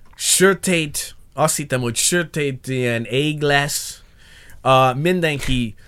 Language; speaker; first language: Hungarian; non-native, fluent; English